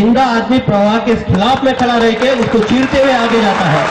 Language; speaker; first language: Hindi; non-native, local second language; Marathi